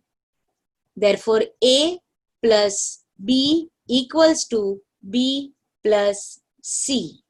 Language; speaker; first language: English; non-native, local second language; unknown